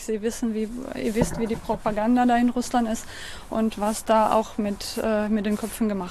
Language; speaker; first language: German; non-native, fluent; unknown